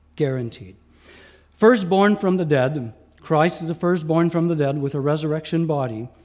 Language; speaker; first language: English; non-native, fluent; French